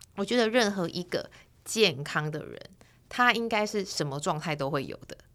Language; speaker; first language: Chinese; native; Chinese